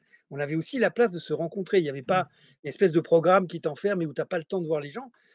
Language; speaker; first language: French; native; French